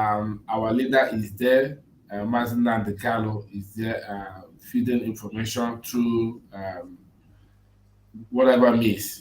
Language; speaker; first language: English; non-native, local second language; Igbo